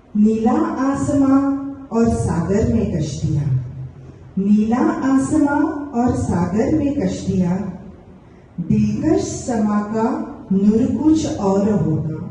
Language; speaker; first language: Hindi; non-native, local second language; Marathi